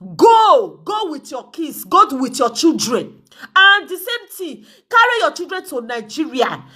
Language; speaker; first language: Nigerian Pidgin; native; Nigerian Pidgin